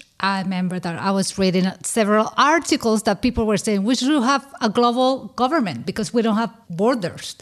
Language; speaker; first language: English; non-native, fluent; Spanish